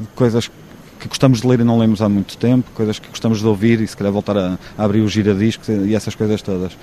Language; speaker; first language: Portuguese; native; Portuguese